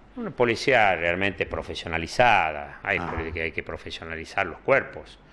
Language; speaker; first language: Spanish; native; Spanish